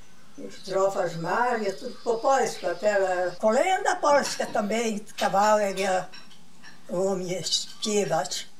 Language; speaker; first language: Polish; early bilingual, heritage; Polish